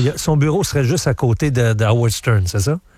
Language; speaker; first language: French; native; French